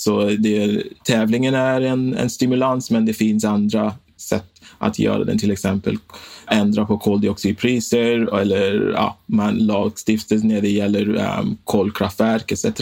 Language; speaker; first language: Swedish; non-native, fluent; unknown